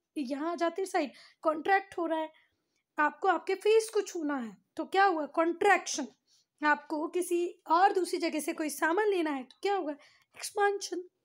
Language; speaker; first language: Hindi; native; Hindi